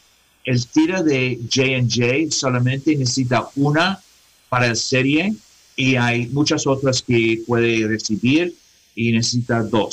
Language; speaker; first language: Spanish; non-native, learner; English